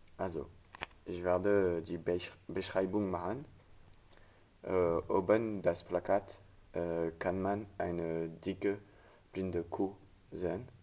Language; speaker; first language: German; non-native, learner; French